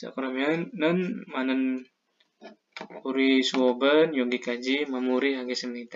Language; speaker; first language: Korean; non-native, fluent; Indonesian